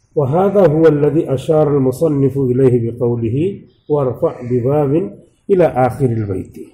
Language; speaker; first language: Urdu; native; Urdu